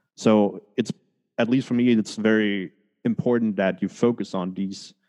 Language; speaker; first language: English; early bilingual, other home language; Spanish